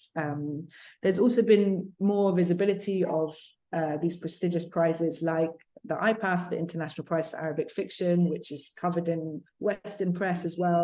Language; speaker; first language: English; native; English